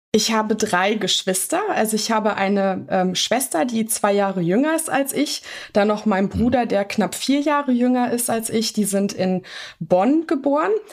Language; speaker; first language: German; native; German